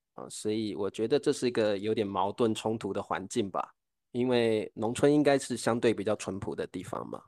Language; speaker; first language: Chinese; native; Chinese